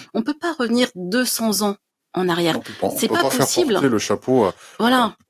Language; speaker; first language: French; native; French